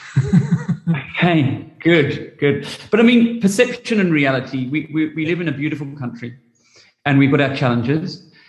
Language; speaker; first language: English; native; English